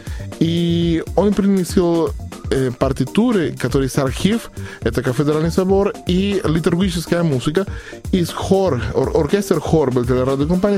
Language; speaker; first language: Russian; non-native, learner; Spanish